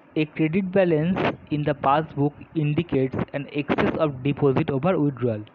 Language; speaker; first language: English; non-native, local second language; Bangla